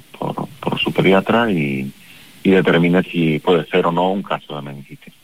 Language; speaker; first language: Spanish; native; Spanish